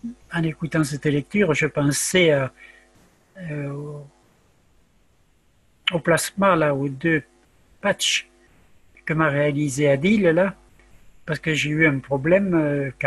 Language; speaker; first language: French; native; French